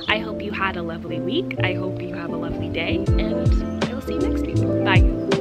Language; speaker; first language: English; early bilingual, other home language; Russian